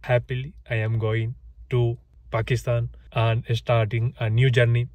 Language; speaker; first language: Urdu; early bilingual, heritage; Urdu